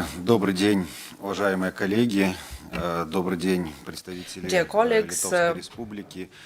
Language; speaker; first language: Russian; native; Russian